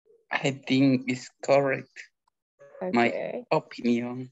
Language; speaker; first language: English; non-native, learner; Spanish